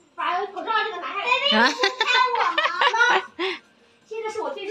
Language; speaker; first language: Chinese; native; Chinese